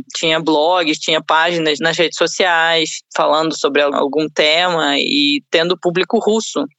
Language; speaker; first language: Portuguese; non-native, fluent; Russian